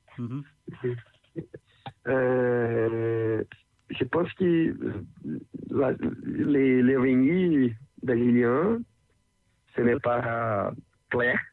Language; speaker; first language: French; non-native, learner; Portuguese